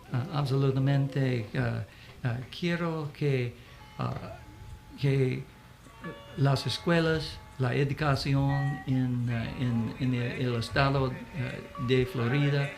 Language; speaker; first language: Spanish; non-native, learner; English